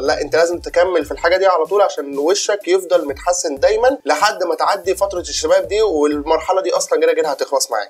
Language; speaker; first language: Arabic; native; Arabic